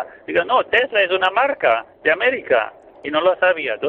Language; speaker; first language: Spanish; non-native, fluent; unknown